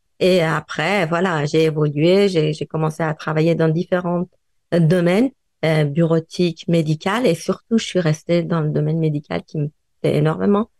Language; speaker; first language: French; non-native, fluent; Persian